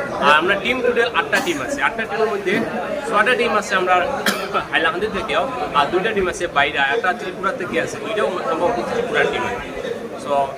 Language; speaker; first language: Bangla; native; Bangla